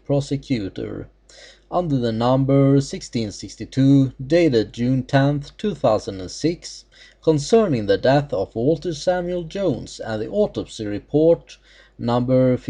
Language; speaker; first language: English; non-native, fluent; Swedish